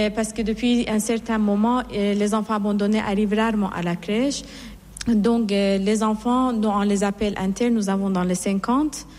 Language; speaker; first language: French; non-native, learner; Persian